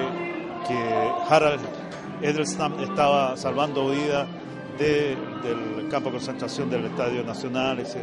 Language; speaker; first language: Spanish; native; Spanish